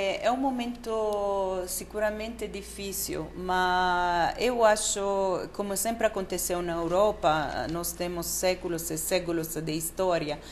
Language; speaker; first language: Portuguese; non-native, fluent; Italian